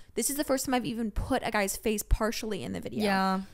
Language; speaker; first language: English; native; English